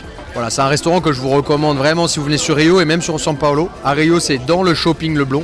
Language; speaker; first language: French; native; French